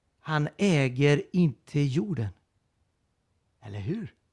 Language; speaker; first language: Swedish; non-native, fluent; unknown